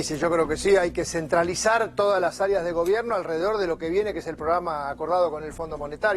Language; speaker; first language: Spanish; native; Spanish